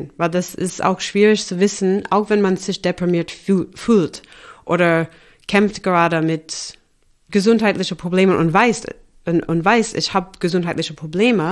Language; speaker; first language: German; non-native, fluent; English